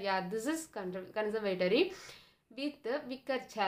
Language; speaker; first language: English; non-native, local second language; Tamil